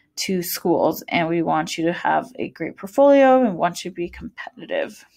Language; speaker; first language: English; native; English